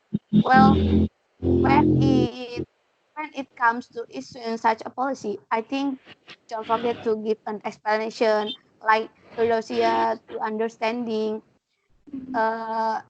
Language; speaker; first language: English; non-native, learner; Indonesian